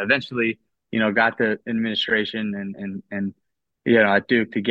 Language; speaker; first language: English; native; English